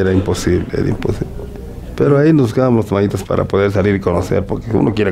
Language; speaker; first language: Spanish; native; Spanish